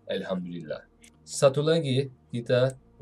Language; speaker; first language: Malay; non-native, learner; Turkish